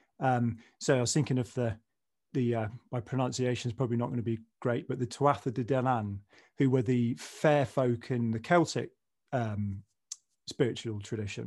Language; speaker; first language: English; native; English